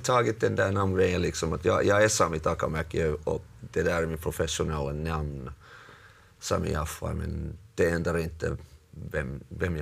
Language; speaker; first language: Swedish; non-native, local second language; Finnish